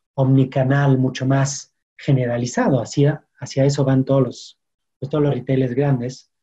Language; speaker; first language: Spanish; non-native, fluent; French